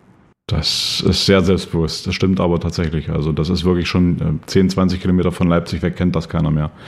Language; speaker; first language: German; native; German